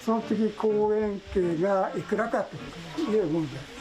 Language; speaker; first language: Japanese; native; Japanese